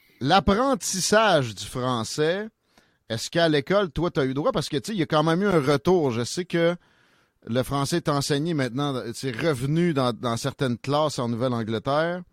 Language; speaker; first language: French; native; French